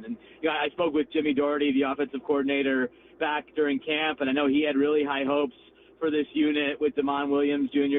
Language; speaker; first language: English; native; English